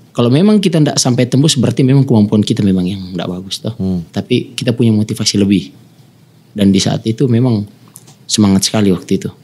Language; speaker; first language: Indonesian; native; Indonesian